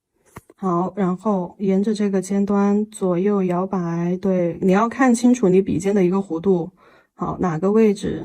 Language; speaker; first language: Chinese; native; Chinese